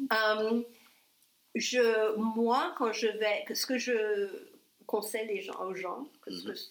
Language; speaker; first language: French; non-native, fluent; English